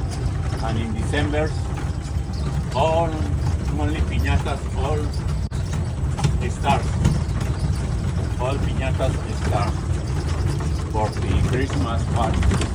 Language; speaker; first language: English; non-native, learner; Spanish